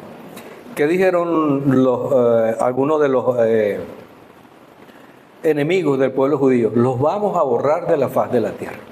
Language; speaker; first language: Spanish; native; Spanish